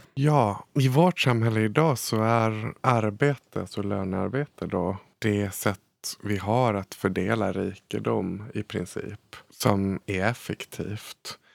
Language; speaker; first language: Swedish; native; Swedish